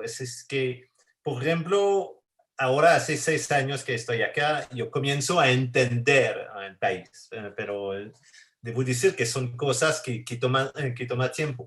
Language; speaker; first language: Spanish; non-native, fluent; French